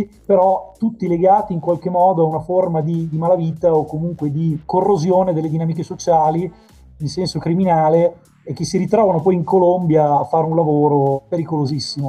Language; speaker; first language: Italian; native; Italian